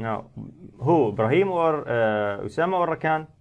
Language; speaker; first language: English; non-native, fluent; Arabic